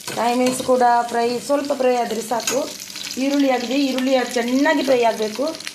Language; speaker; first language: Kannada; non-native, local second language; Tulu